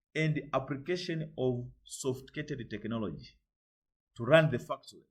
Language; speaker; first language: English; non-native, local second language; Swahili